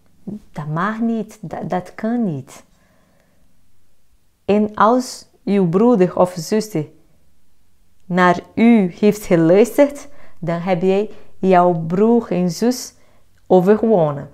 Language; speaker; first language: Dutch; non-native, fluent; Portuguese